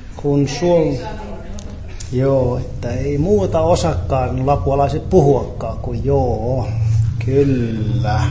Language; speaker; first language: Finnish; non-native, fluent; Arabic